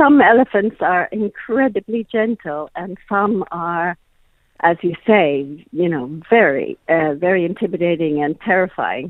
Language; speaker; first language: English; native; English